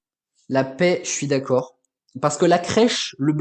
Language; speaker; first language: French; native; French